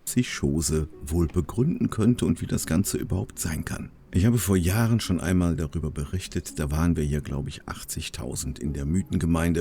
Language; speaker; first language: German; native; German